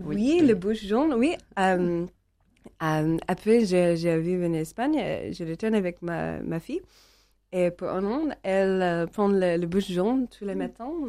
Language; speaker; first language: French; non-native, learner; English